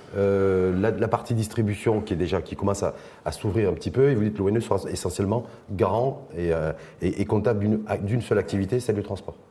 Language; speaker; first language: French; non-native, local second language; Arabic